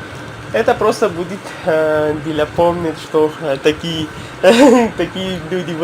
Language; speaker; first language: Russian; non-native, learner; Urdu